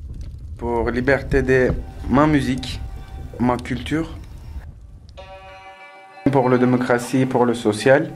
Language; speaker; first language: French; non-native, learner; Kurdish